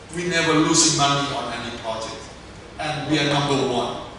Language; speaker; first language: English; non-native, fluent; Thai